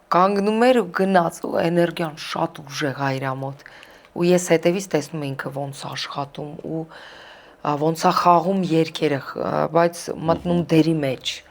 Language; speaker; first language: Armenian; early bilingual, heritage; Armenian